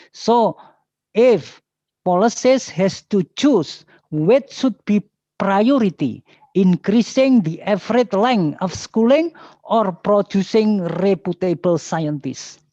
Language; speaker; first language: English; non-native, fluent; Indonesian